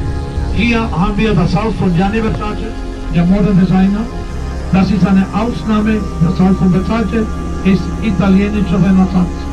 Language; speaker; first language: German; non-native, fluent; Spanish